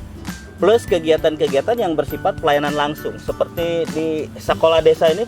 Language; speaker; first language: Indonesian; non-native, local second language; Sundanese